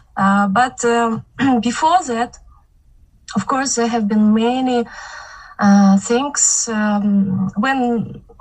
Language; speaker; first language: English; non-native, fluent; Kazakh